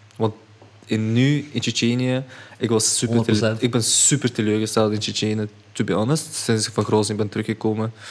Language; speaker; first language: Dutch; early bilingual, other home language; Chechen